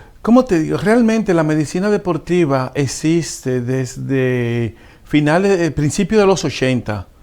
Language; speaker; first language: Spanish; native; Spanish